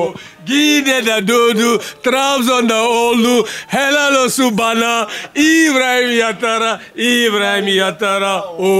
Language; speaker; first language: Turkish; non-native, learner; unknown